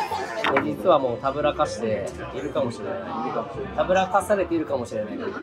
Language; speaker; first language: Japanese; native; Japanese